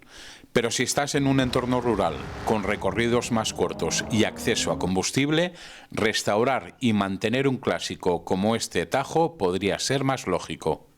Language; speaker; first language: Spanish; native; Spanish